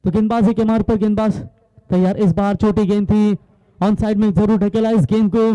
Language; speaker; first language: Hindi; non-native, local second language; Marathi